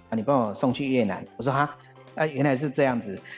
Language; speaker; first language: Chinese; native; Chinese